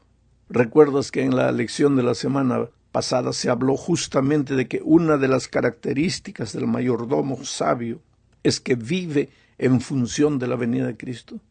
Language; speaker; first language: Spanish; native; Spanish